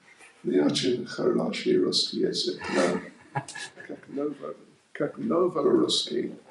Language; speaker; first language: Russian; non-native, learner; English